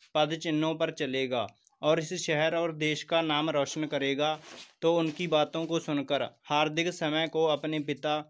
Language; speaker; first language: Hindi; non-native, local second language; Punjabi